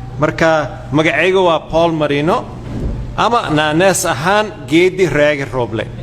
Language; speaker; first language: Somali; non-native, fluent; English